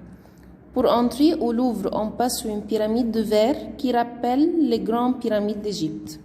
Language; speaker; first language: French; non-native, fluent; Arabic